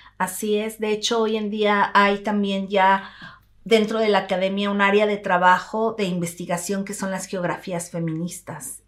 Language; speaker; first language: Spanish; native; Spanish